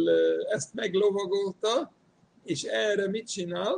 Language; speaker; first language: Hungarian; non-native, fluent; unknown